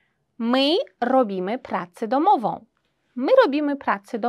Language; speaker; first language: Polish; non-native, fluent; Uzbek